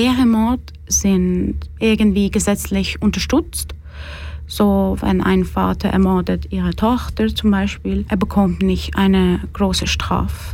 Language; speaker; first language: German; non-native, fluent; Persian